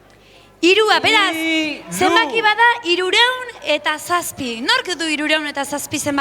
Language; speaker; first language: Basque; native; Basque